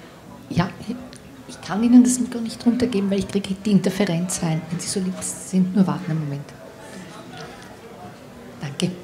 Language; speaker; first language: German; native; German